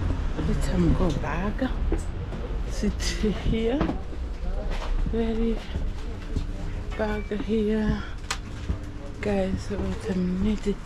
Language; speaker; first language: English; non-native, learner; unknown